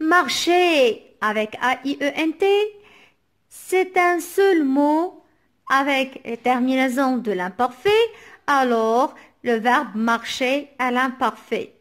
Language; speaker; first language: French; non-native, local second language; Arabic